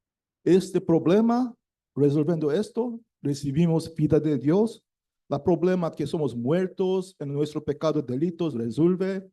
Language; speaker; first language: Spanish; non-native, learner; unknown